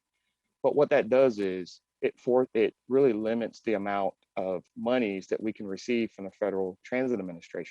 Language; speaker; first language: English; native; English